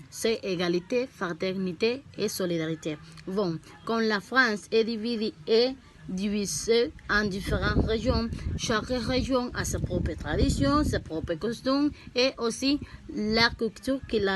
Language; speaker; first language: French; non-native, learner; Spanish